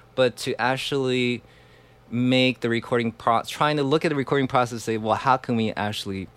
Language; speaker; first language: English; non-native, fluent; Chinese